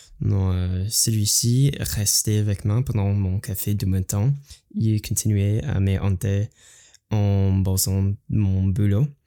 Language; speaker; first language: French; non-native, learner; English